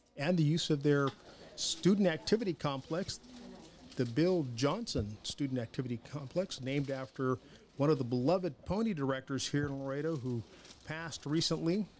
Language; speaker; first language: English; native; English